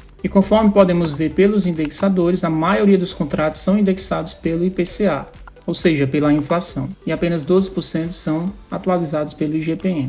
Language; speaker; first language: Portuguese; native; Portuguese